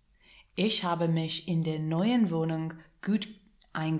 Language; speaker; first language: German; non-native, learner; English